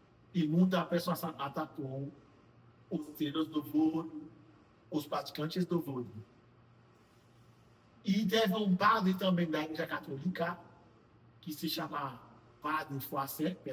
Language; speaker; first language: Portuguese; non-native, fluent; Haitian Creole